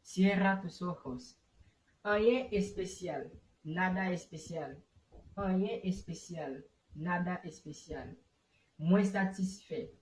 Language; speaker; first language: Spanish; non-native, fluent; Haitian Creole